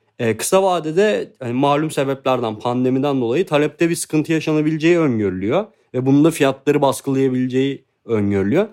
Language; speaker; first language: Turkish; native; Turkish